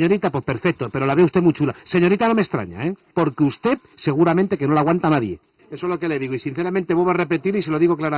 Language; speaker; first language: Spanish; native; Spanish